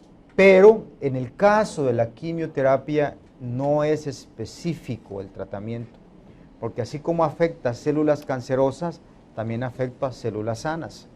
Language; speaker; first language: Spanish; native; Spanish